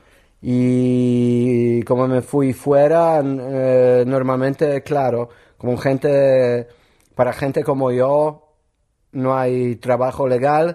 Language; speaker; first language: Spanish; non-native, learner; Polish